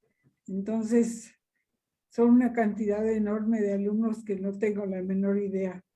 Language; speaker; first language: Spanish; early bilingual, other home language; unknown